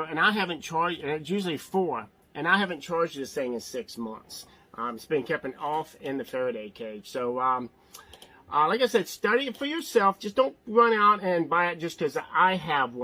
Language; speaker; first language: English; native; English